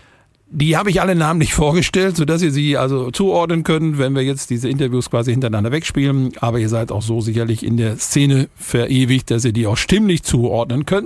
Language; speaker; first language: German; native; German